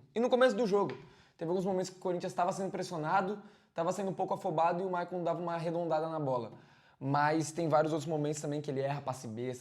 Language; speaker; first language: Portuguese; native; Portuguese